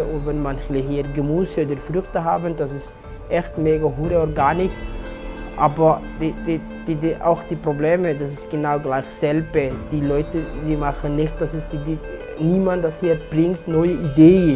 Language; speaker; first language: German; non-native, fluent; Somali